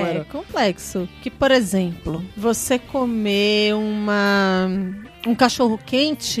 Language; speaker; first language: Portuguese; native; Portuguese